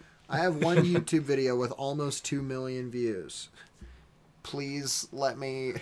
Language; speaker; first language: English; native; English